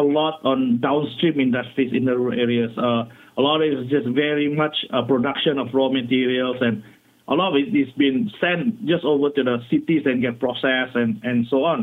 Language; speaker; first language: English; non-native, local second language; Malay